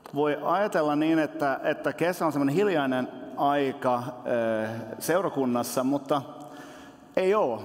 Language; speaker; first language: Finnish; non-native, local second language; Swedish